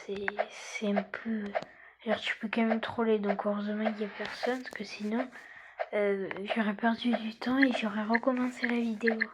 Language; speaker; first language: French; native; French